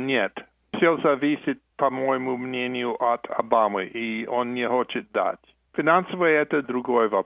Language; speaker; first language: Russian; non-native, fluent; English